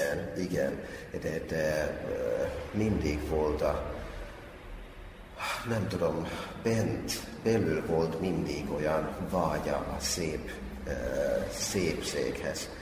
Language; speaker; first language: Hungarian; non-native, fluent; Finnish